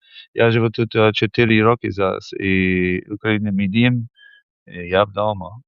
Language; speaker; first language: Ukrainian; non-native, learner; English